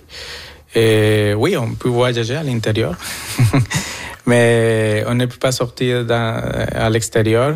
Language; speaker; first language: French; non-native, fluent; Spanish